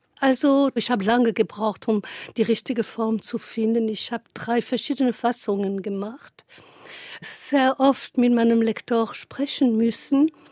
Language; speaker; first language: German; non-native, fluent; French